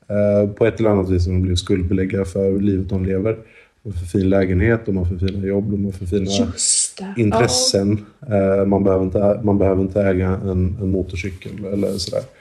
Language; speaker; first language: Swedish; native; Swedish